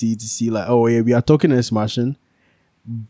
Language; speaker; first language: English; non-native, local second language; Akan